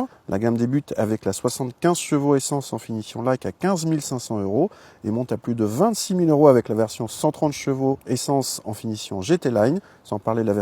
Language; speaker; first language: French; native; French